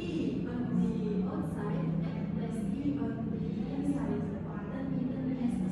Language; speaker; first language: English; non-native, learner; Indonesian